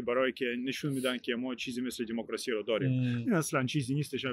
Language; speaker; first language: Persian; non-native, learner; Ukrainian